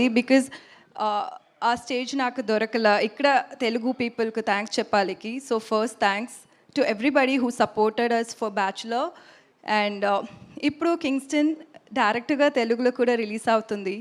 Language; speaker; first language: Telugu; non-native, learner; Tamil